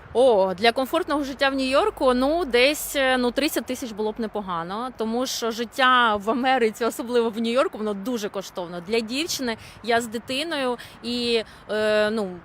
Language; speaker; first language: Ukrainian; native; Ukrainian